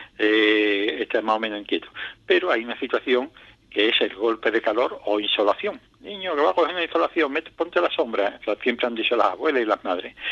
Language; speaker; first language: Spanish; native; Spanish